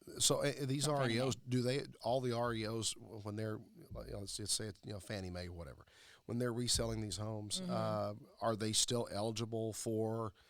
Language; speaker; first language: English; native; English